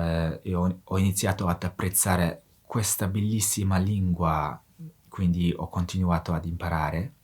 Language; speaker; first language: Italian; non-native, fluent; Mongolian